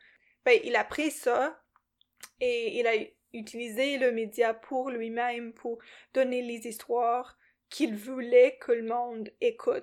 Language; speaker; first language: French; non-native, local second language; English